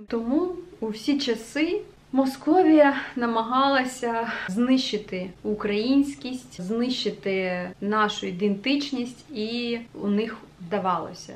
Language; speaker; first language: Ukrainian; non-native, local second language; Russian